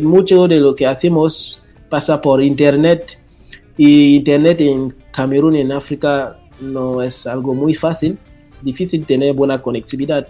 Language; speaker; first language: Spanish; non-native, fluent; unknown